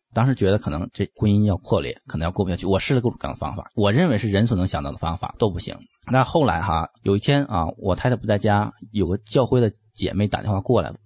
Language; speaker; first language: Chinese; native; Chinese